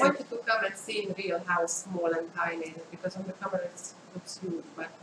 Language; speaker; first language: English; non-native, fluent; Hungarian